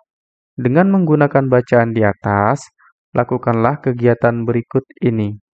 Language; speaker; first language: Indonesian; native; Indonesian